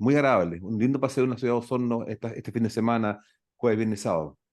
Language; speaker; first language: Spanish; native; Spanish